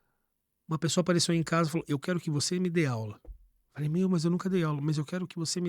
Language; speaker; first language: Portuguese; native; Portuguese